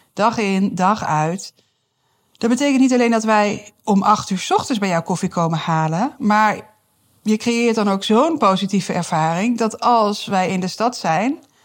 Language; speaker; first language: Dutch; native; Dutch